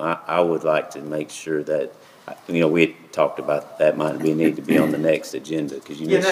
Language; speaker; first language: English; native; English